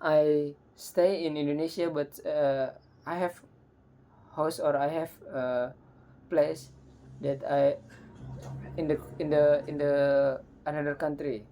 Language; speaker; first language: English; non-native, learner; Indonesian